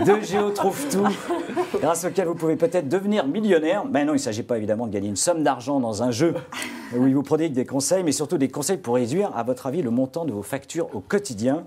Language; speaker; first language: French; native; French